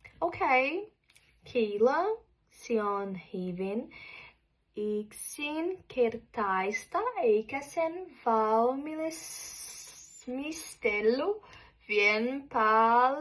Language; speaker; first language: Finnish; non-native, learner; Spanish